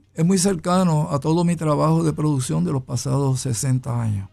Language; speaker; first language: Spanish; native; Spanish